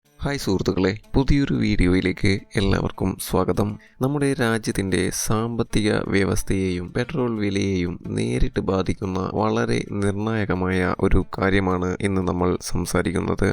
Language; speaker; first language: Malayalam; native; Malayalam